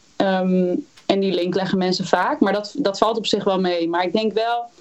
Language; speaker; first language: Dutch; native; Dutch